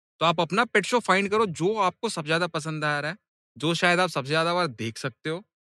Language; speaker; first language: Hindi; native; Hindi